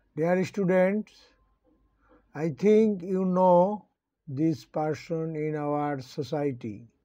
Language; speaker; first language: English; non-native, local second language; Bangla